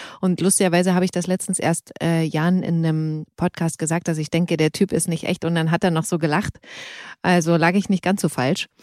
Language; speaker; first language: German; native; German